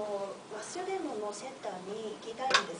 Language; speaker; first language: Japanese; non-native, learner; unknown